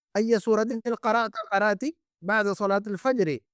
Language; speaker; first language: Arabic; non-native, fluent; Urdu